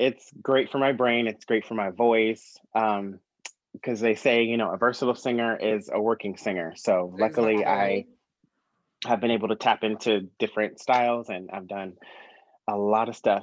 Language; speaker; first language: English; native; English